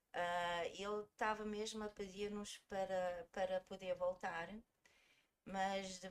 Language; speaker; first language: Portuguese; early bilingual, heritage; German